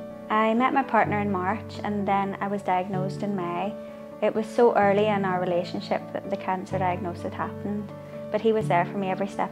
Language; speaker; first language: English; native; English